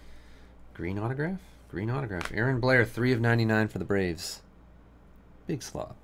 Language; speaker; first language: English; native; English